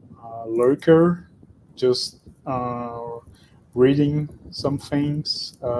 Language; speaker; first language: English; non-native, fluent; Portuguese